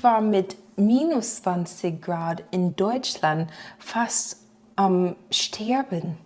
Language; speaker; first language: German; non-native, fluent; English